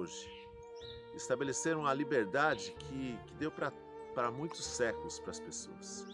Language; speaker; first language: Portuguese; native; Portuguese